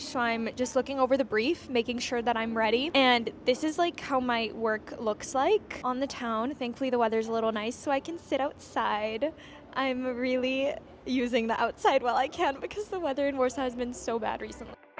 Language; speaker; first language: English; early bilingual, other home language; Polish